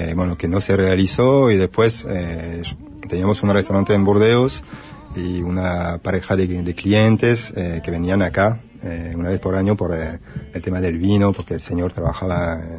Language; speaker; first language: Spanish; non-native, fluent; French